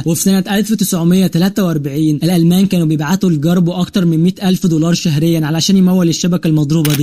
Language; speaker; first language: Arabic; native; Arabic